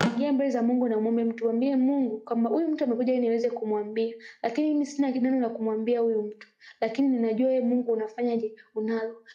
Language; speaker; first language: Swahili; native; Swahili